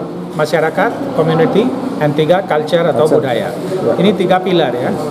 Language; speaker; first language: Indonesian; non-native, fluent; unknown